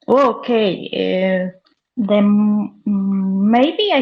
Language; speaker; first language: English; non-native, learner; Spanish